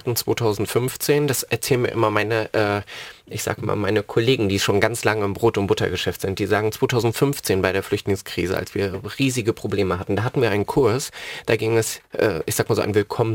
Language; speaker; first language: German; native; German